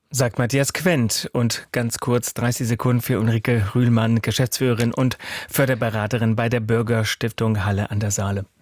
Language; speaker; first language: German; native; German